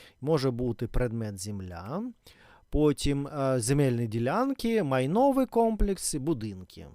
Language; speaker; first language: Ukrainian; non-native, learner; Russian